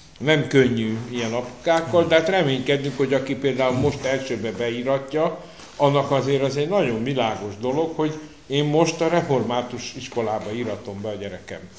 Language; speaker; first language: Hungarian; native; Hungarian